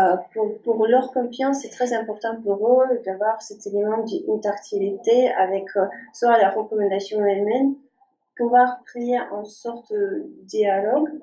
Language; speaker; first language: French; non-native, fluent; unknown